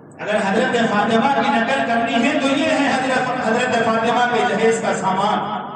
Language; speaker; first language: Urdu; non-native, local second language; Gujarati